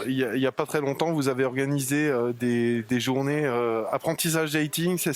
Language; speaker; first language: French; native; French